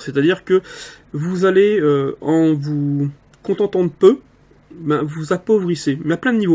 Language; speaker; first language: French; native; French